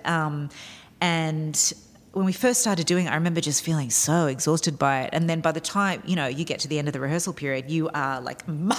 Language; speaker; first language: English; native; English